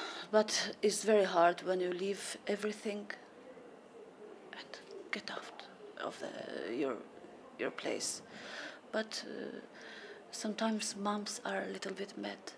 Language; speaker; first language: English; non-native, learner; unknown